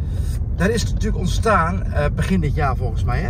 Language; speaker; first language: Dutch; native; Dutch